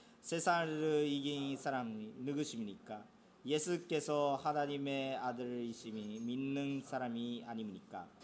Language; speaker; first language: Korean; non-native, fluent; Japanese